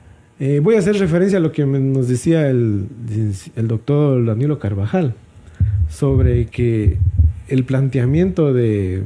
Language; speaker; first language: Spanish; native; Spanish